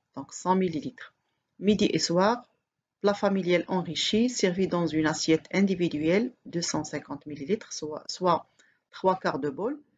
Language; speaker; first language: French; non-native, local second language; Arabic